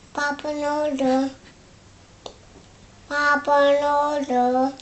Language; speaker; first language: Turkish; early bilingual, heritage; Turkish